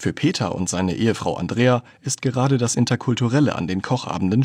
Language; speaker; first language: German; native; German